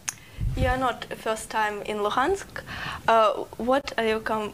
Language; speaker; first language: English; non-native, learner; Ukrainian